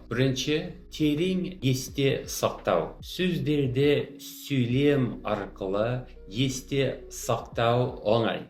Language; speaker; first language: Kazakh; non-native, fluent; English